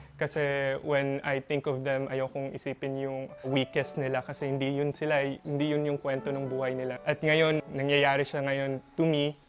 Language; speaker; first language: Filipino; native; Filipino